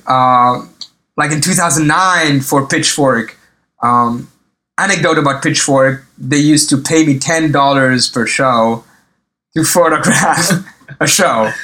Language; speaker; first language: English; early bilingual, other home language; Arabic